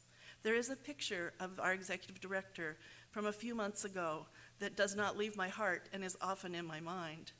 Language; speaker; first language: English; native; English